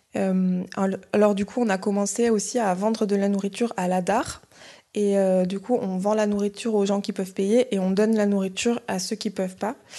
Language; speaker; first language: French; non-native, fluent; Bini